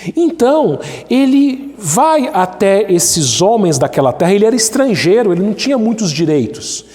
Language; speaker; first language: Portuguese; native; Portuguese